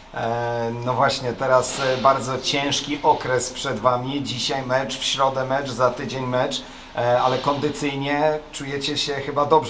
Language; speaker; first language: Polish; native; Polish